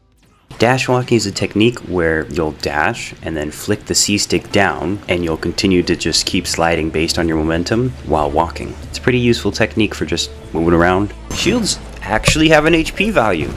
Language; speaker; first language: English; native; English